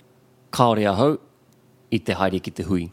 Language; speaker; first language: Māori; non-native, learner; English